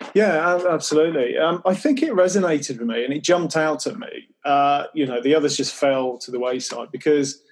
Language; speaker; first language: English; native; English